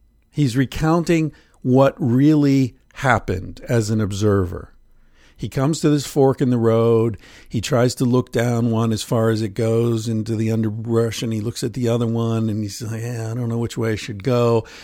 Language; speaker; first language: English; native; English